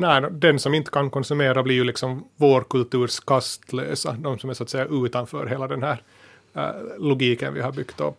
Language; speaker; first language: Swedish; native; Swedish